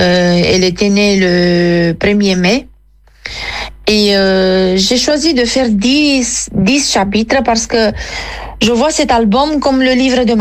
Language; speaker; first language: French; non-native, fluent; Romanian